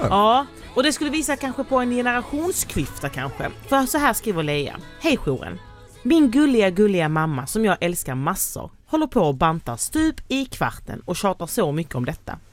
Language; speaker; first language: Swedish; native; Swedish